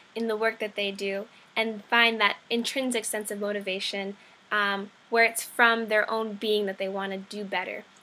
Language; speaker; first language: English; native; English